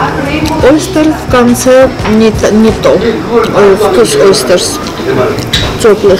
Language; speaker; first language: Russian; non-native, fluent; Armenian